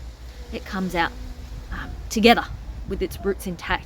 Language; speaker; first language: English; native; English